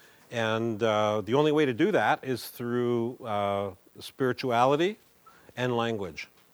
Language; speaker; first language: English; non-native, local second language; French